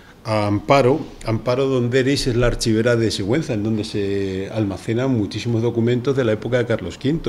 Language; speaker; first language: Spanish; native; Spanish